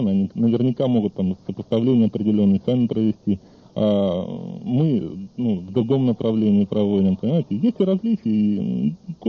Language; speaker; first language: Russian; native; Russian